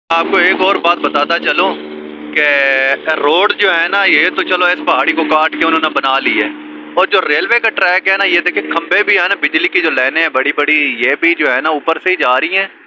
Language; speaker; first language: Urdu; non-native, local second language; Punjabi